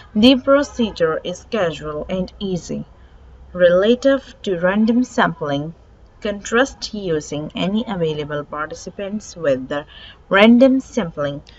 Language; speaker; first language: English; non-native, local second language; Urdu